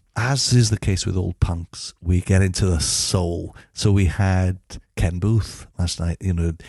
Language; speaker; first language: English; native; English